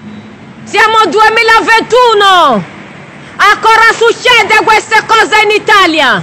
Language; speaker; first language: Italian; non-native, learner; Nigerian Pidgin